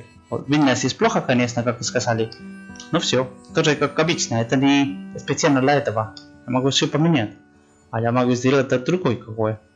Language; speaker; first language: Russian; non-native, learner; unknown